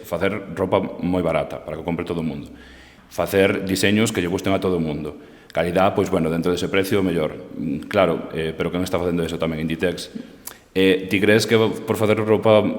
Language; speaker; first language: Galician; non-native, local second language; Spanish